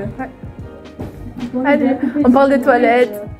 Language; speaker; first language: French; non-native, fluent; Swedish